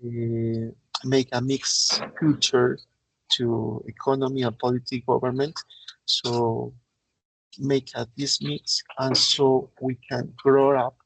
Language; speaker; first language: English; non-native, learner; Spanish